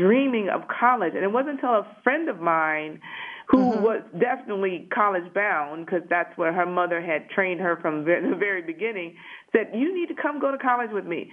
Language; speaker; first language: English; native; English